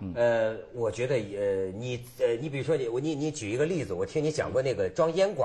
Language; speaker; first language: Chinese; native; Chinese